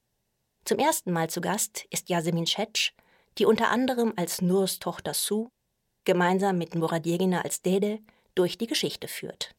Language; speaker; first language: German; native; German